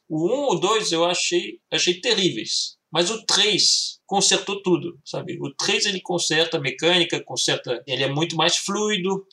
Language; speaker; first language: Portuguese; early bilingual, heritage; Portuguese